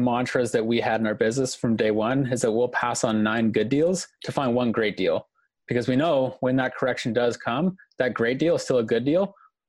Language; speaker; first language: English; native; English